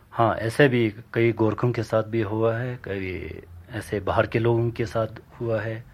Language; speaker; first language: Urdu; non-native, local second language; Ladakhi